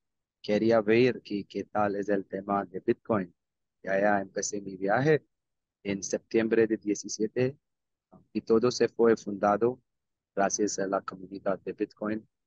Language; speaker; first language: Spanish; non-native, learner; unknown